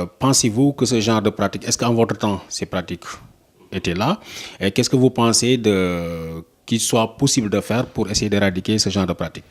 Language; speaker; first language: French; non-native, local second language; Wolof